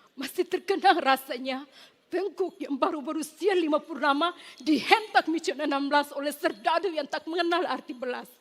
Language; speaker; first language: Malay; non-native, fluent; Tetum